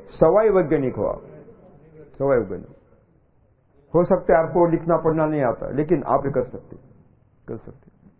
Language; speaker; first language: Hindi; non-native, local second language; Marathi